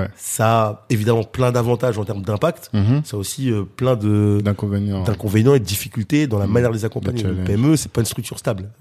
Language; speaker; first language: French; native; French